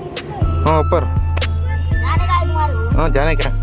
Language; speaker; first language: Hindi; non-native, local second language; Kannada